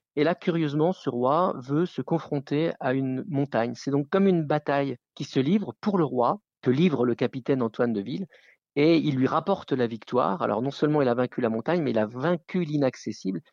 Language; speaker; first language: French; native; French